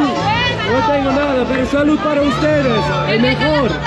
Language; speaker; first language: Spanish; non-native, learner; Swiss German